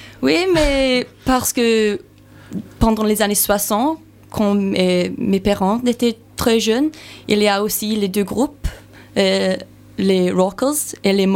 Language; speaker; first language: French; non-native, learner; English